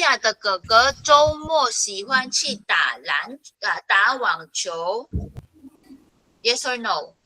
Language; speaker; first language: Chinese; non-native, fluent; Filipino